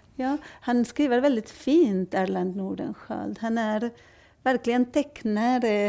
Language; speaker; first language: Swedish; non-native, fluent; Spanish